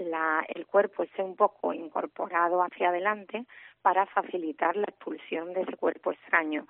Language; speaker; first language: Spanish; native; Spanish